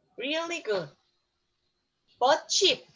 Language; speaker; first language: English; non-native, learner; Korean